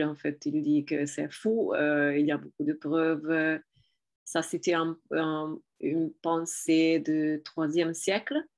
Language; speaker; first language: French; non-native, fluent; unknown